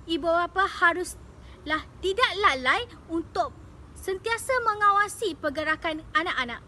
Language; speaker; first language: Malay; native; Malay